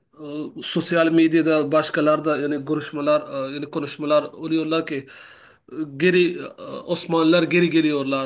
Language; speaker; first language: Turkish; non-native, learner; Urdu